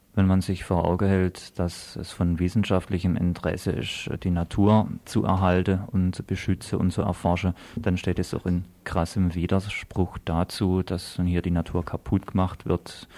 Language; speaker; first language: German; native; German